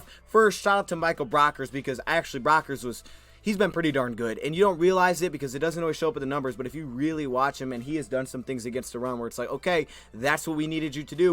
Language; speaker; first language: English; native; English